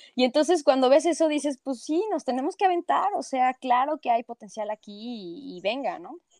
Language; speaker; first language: Spanish; native; Spanish